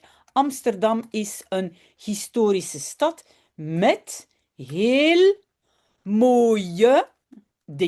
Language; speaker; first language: Dutch; non-native, fluent; French